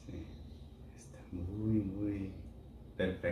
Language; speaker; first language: Spanish; non-native, learner; Korean